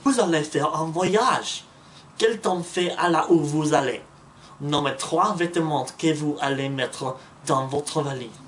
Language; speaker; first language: French; non-native, learner; English